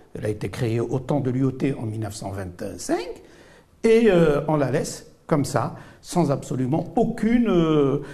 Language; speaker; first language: French; non-native, local second language; Arabic